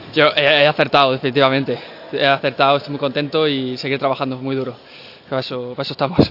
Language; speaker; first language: Spanish; native; Spanish